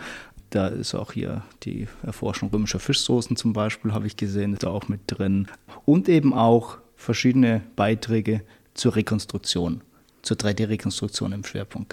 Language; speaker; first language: German; native; German